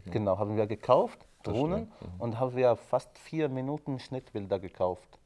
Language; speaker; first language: German; non-native, fluent; Arabic